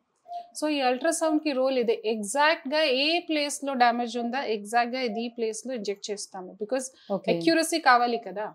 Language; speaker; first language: Telugu; non-native, fluent; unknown